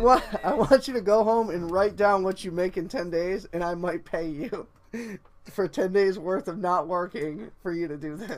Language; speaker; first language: English; native; English